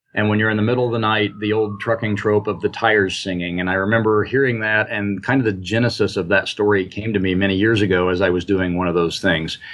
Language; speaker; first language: English; native; English